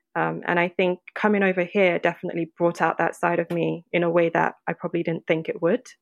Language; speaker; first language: English; non-native, local second language; Yoruba